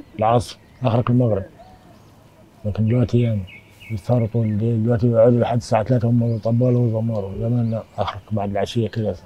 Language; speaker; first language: Egyptian Arabic; non-native, local second language; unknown